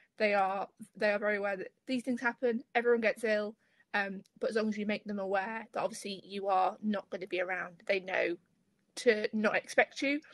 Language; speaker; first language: English; native; English